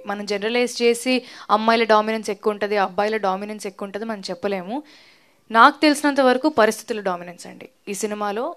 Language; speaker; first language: Telugu; native; Telugu